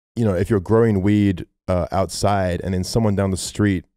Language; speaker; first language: English; native; English